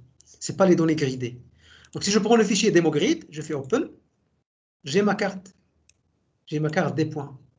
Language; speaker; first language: French; native; French